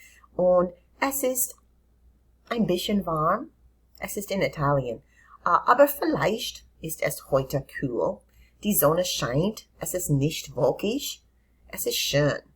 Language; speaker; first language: German; non-native, fluent; English